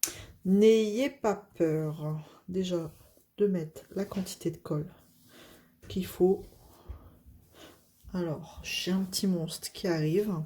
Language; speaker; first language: French; native; French